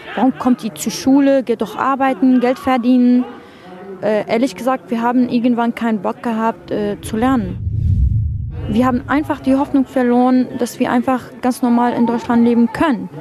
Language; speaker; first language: German; non-native, fluent; Arabic